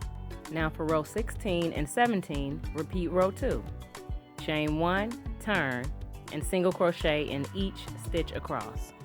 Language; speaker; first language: English; native; English